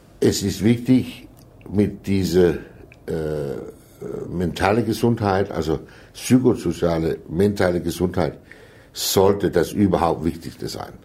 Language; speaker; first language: German; non-native, fluent; Danish